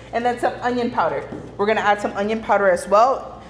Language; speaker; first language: English; early bilingual, other home language; Spanish